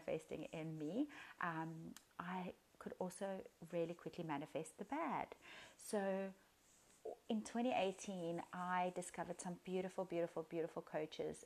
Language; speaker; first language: English; native; English